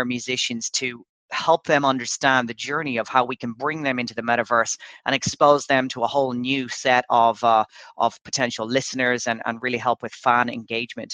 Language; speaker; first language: English; native; English